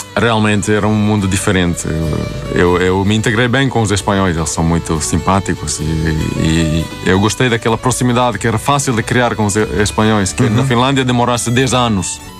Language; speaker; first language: Portuguese; non-native, fluent; Swedish